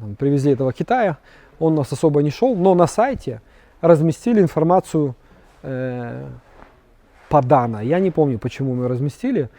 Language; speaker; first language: Russian; native; Russian